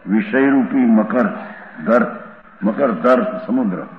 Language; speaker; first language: Hindi; non-native, local second language; Gujarati